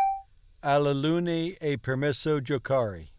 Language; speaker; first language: Italian; non-native, learner; English